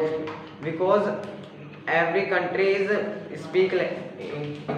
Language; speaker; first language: English; non-native, learner; Hindi